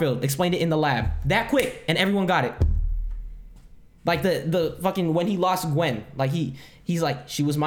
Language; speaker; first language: English; non-native, local second language; Filipino